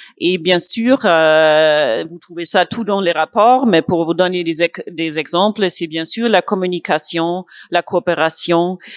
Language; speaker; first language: French; non-native, fluent; German